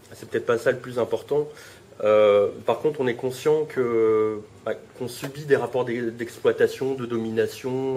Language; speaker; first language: French; native; French